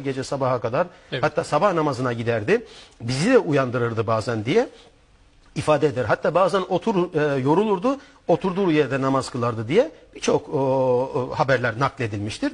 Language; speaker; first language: Turkish; native; Turkish